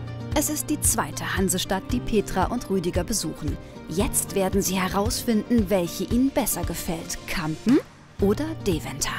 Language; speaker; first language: German; native; German